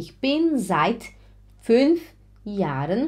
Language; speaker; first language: German; non-native, fluent; Portuguese